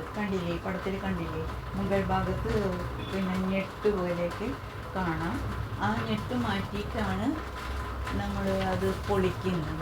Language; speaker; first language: Malayalam; native; Malayalam